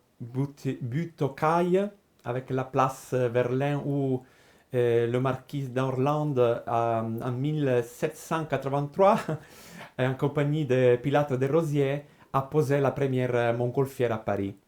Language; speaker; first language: French; non-native, fluent; Italian